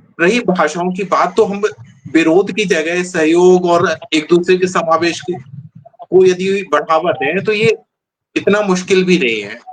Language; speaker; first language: Hindi; native; Hindi